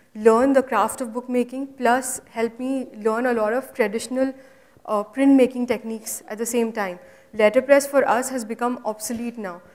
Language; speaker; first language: English; non-native, local second language; Hindi